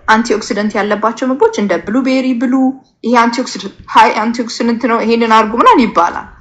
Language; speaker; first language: Amharic; native; Amharic